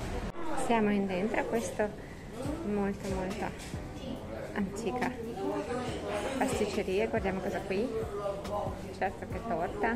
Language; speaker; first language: Italian; non-native, learner; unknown